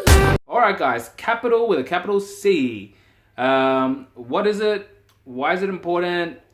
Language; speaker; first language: English; native; English